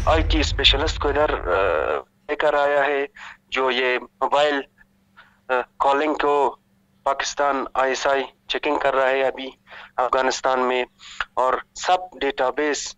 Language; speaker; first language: Hindi; non-native, learner; Persian